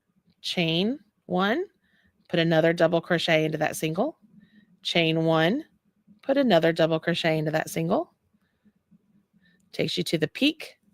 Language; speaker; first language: English; native; English